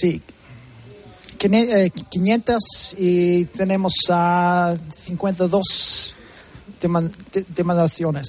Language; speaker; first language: Spanish; early bilingual, heritage; English